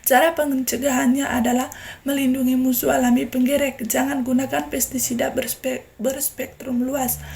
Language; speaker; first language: Indonesian; non-native, learner; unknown